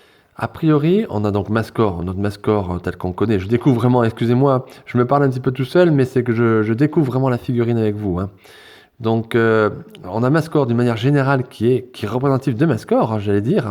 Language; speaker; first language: French; native; French